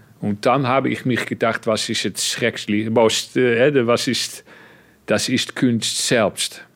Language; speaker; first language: German; non-native, fluent; Dutch